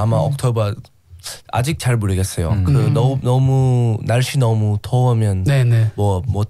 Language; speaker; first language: Korean; non-native, learner; English